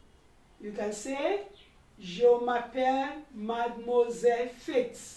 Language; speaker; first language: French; non-native, learner; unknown